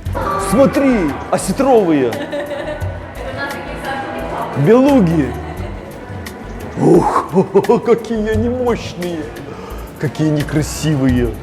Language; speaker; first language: Russian; native; Russian